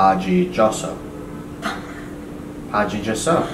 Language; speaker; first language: Korean; non-native, learner; English